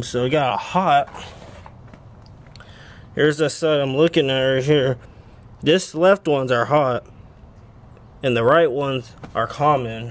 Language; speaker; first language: English; native; English